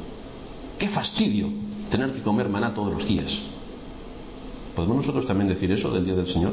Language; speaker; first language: Spanish; native; Spanish